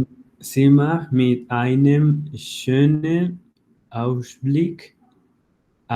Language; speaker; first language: German; non-native, learner; Spanish